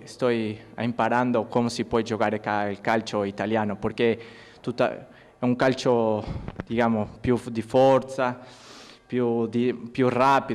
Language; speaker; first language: Italian; non-native, learner; Spanish